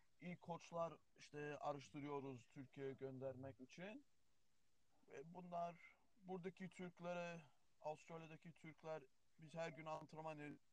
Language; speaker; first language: Turkish; early bilingual, heritage; Turkish